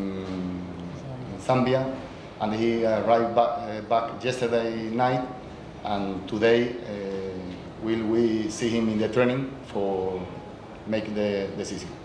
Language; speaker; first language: English; non-native, learner; Spanish